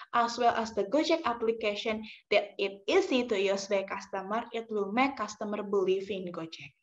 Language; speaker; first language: English; non-native, learner; Indonesian